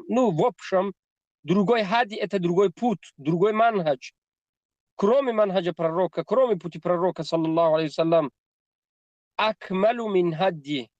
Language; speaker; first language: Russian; non-native, learner; Tajik